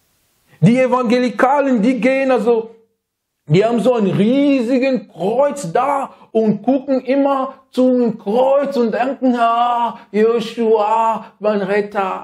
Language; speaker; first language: German; non-native, learner; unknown